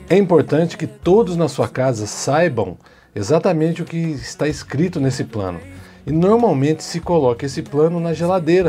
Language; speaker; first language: Portuguese; native; Portuguese